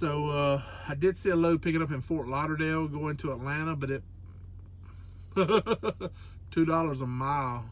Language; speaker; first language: English; native; English